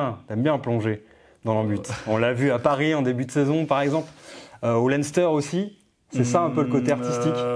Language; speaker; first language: French; native; French